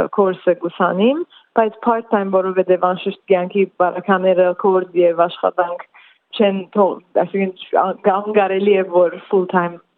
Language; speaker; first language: Armenian; early bilingual, heritage; Armenian